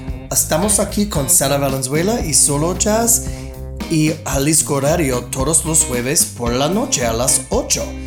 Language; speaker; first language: Spanish; non-native, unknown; English